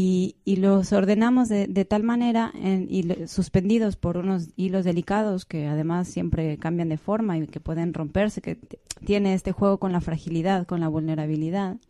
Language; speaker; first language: Spanish; native; Spanish